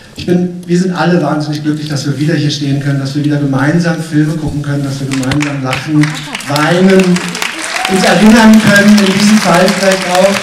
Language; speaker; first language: German; native; German